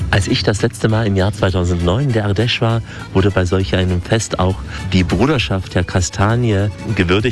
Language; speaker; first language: German; native; German